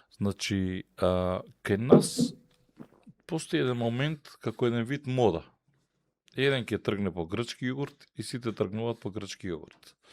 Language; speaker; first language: Macedonian; native; Macedonian